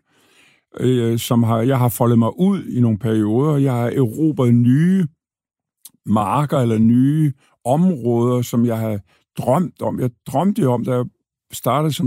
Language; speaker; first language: Danish; native; Danish